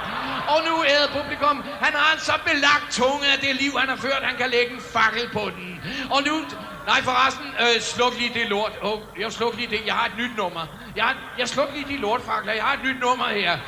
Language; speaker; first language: Danish; native; Danish